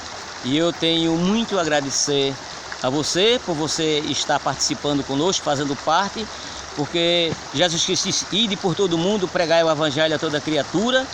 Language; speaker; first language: Portuguese; native; Portuguese